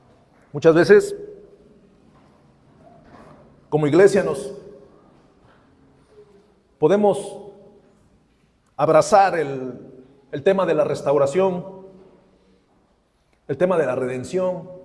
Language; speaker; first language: Spanish; native; Spanish